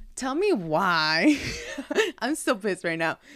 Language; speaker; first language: English; early bilingual, heritage; Spanish